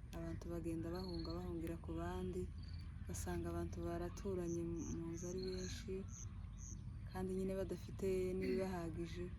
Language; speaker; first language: Kinyarwanda; native; Kinyarwanda